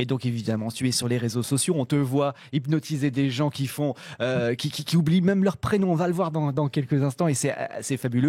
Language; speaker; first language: French; native; French